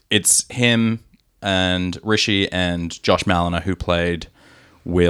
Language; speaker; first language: English; native; English